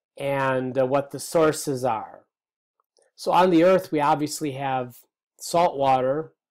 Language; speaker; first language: English; native; English